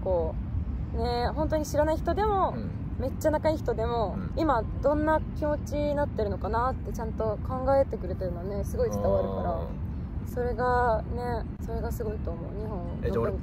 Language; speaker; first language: Japanese; non-native, fluent; Polish